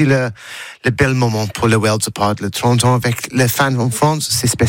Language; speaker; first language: French; non-native, learner; English